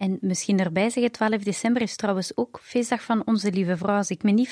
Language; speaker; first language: Dutch; native; Dutch